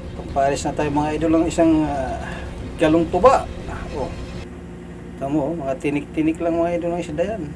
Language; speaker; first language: Filipino; non-native, local second language; Waray